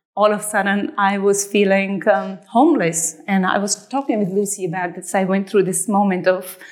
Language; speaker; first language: English; non-native, fluent; Persian